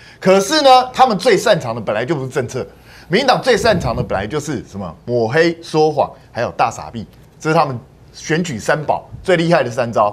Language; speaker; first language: Chinese; native; Chinese